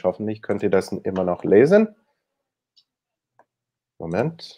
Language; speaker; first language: German; non-native, fluent; English